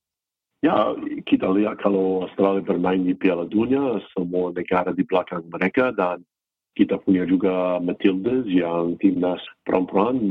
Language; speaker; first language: Indonesian; non-native, fluent; English